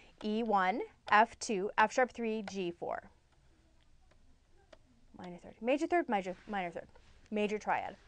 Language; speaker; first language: English; native; English